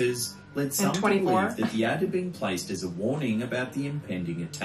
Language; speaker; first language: English; native; English